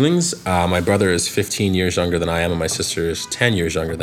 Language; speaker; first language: English; native; English